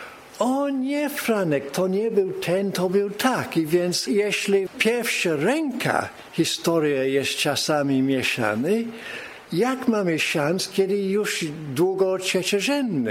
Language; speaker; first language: Polish; early bilingual, heritage; English